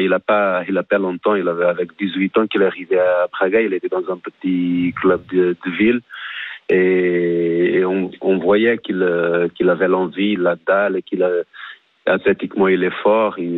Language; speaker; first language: French; non-native, fluent; Portuguese